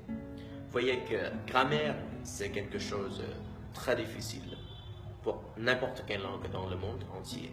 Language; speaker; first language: French; non-native, fluent; Vietnamese